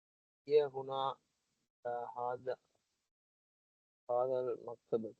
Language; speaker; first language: Arabic; non-native, learner; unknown